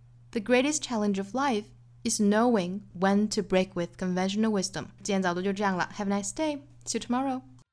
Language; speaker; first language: English; non-native, fluent; Chinese